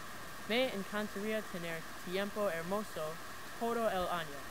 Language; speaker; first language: Spanish; non-native, learner; English